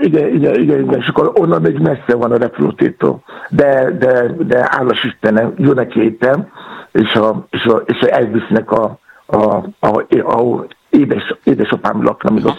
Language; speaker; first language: Hungarian; non-native, learner; Yoruba